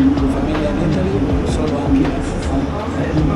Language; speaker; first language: Italian; non-native, learner; Arabic